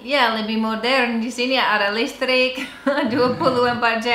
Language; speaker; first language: Indonesian; non-native, fluent; English